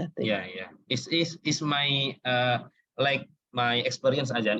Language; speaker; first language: English; non-native, learner; Indonesian